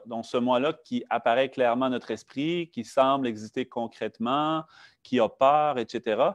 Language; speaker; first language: French; native; French